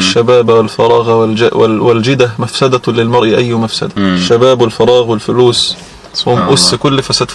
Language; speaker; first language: Arabic; native; Arabic